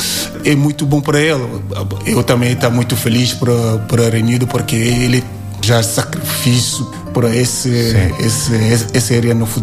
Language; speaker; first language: Portuguese; non-native, learner; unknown